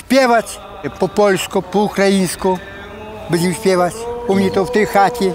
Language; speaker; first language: Polish; non-native, local second language; Ukrainian